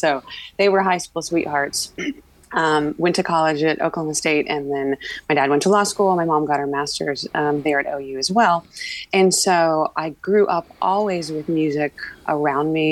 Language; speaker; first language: English; native; English